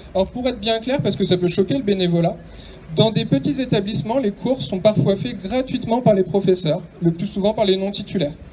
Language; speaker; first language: French; native; French